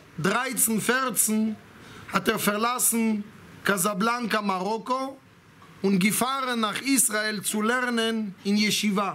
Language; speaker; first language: German; non-native, fluent; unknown